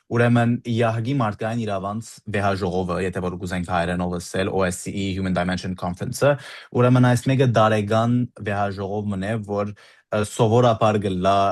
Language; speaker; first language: Armenian; early bilingual, heritage; Armenian